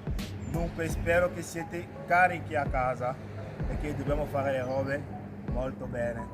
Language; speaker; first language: Italian; non-native, learner; French